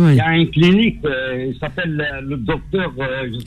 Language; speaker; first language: French; non-native, learner; Arabic